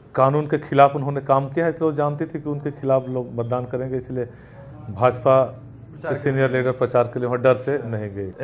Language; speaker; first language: Hindi; native; Hindi